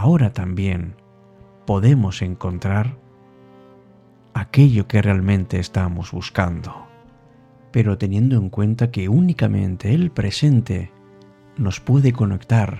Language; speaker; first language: Spanish; native; Spanish